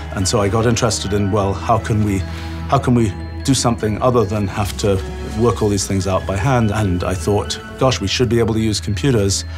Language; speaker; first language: English; native; English